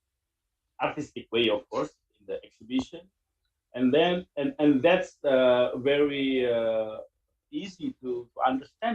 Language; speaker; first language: English; non-native, learner; Indonesian